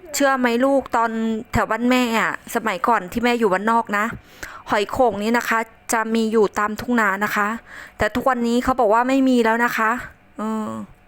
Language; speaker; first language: Thai; non-native, local second language; Northern Khmer